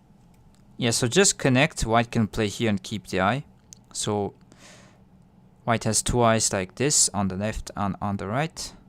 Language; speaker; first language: English; non-native, fluent; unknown